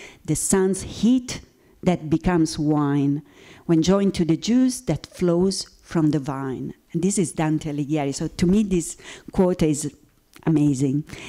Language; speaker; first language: English; non-native, fluent; Italian